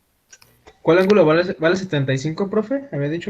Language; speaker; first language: Spanish; native; Spanish